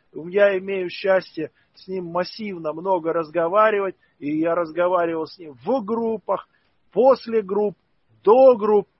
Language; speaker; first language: Russian; native; Russian